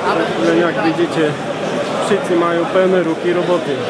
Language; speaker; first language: Polish; non-native, learner; Slovak